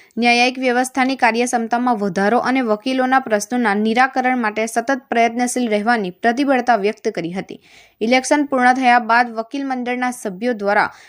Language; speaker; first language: Gujarati; native; Gujarati